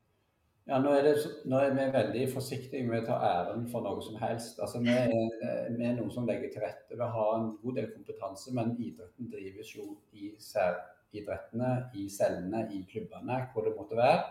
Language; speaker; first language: Norwegian; native; Norwegian